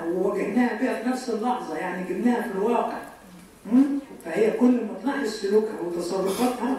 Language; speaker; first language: Arabic; native; Arabic